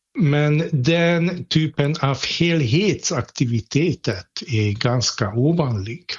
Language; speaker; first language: Swedish; non-native, fluent; Hungarian